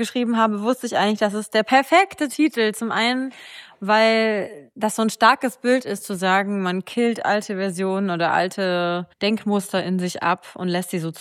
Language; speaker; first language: German; native; German